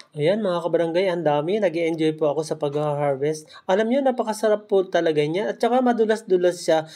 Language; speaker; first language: Filipino; non-native, local second language; Hiligaynon